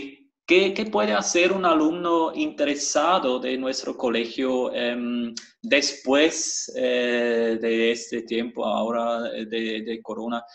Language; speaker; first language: Spanish; non-native, fluent; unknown